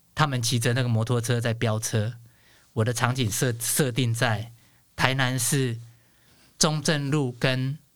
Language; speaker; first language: Chinese; non-native, local second language; Hakka Chinese